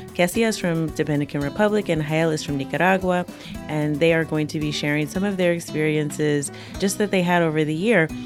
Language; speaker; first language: English; native; English